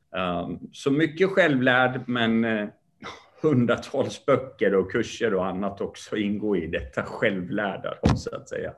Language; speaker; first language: Swedish; early bilingual, other home language; Kurdish